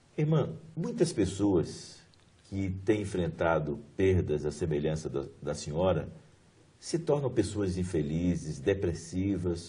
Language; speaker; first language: Portuguese; native; Portuguese